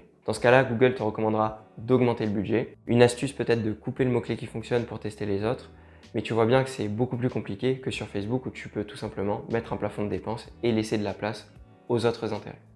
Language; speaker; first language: French; native; French